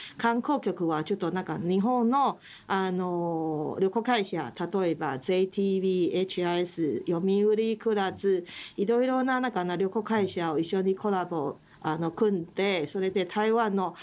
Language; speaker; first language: Japanese; non-native, fluent; Chinese